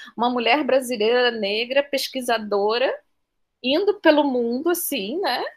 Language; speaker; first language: Portuguese; native; Portuguese